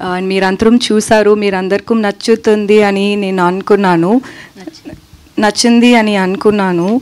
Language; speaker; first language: Telugu; non-native, learner; Tamil